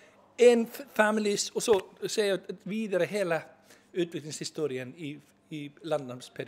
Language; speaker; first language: Swedish; non-native, fluent; Icelandic